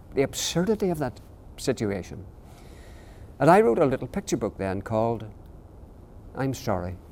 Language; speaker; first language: English; native; English